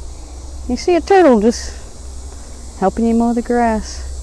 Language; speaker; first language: English; native; English